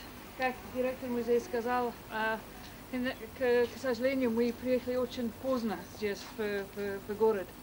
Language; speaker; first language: Russian; non-native, fluent; English